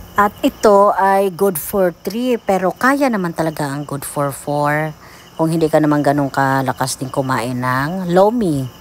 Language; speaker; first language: Filipino; non-native, local second language; Cebuano